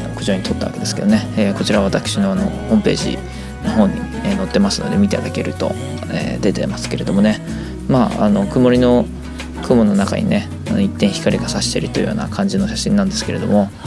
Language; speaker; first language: Japanese; native; Japanese